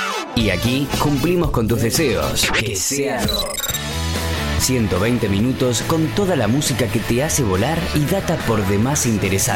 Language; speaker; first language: Spanish; native; Spanish